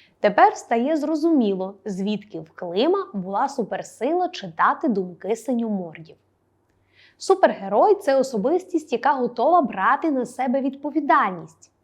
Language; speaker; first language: Ukrainian; native; Ukrainian